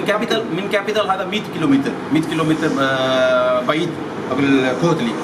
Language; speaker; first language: Arabic; non-native, learner; Urdu